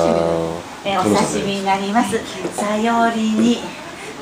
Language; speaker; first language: Japanese; native; Japanese